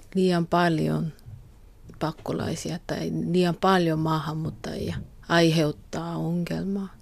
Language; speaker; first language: Finnish; non-native, learner; Korean